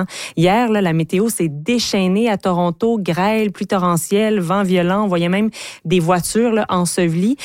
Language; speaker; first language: French; native; French